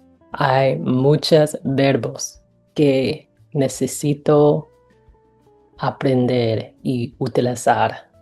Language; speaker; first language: Spanish; non-native, learner; English